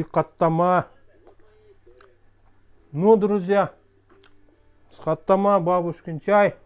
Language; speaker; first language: Russian; non-native, local second language; Kyrgyz